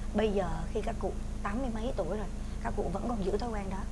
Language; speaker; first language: Vietnamese; native; Vietnamese